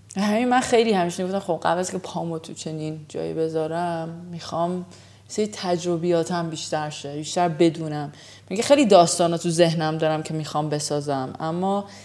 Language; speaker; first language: Persian; early bilingual, heritage; Persian